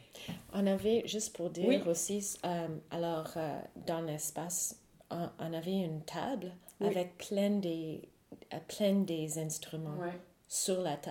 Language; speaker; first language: French; non-native, fluent; English